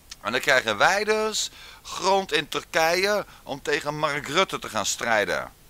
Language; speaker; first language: Dutch; native; Dutch